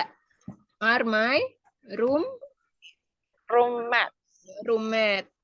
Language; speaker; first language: English; non-native, fluent; Indonesian